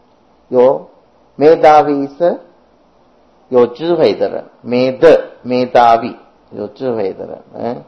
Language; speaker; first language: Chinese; non-native, fluent; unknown